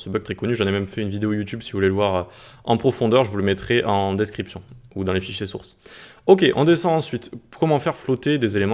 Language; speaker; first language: French; native; French